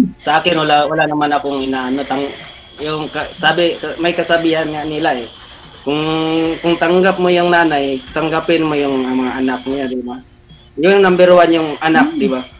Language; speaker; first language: Filipino; non-native, local second language; Cebuano